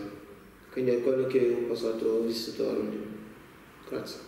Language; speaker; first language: Italian; non-native, learner; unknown